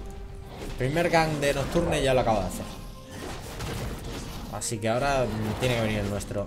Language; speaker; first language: Spanish; native; Spanish